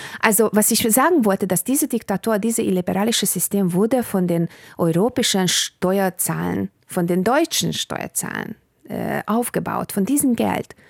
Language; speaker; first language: German; non-native, fluent; Bulgarian